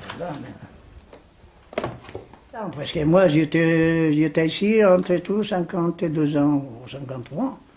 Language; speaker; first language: French; non-native, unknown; Spanish